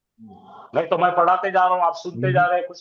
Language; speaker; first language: Hindi; native; Hindi